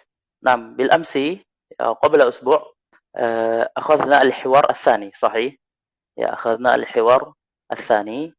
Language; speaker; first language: Arabic; non-native, fluent; Indonesian